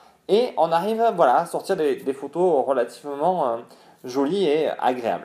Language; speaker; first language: French; native; French